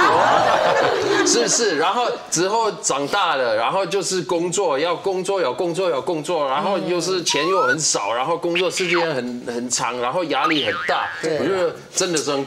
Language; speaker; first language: Chinese; non-native, fluent; German